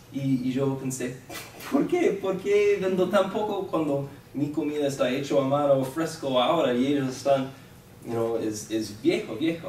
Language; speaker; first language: Spanish; non-native, fluent; English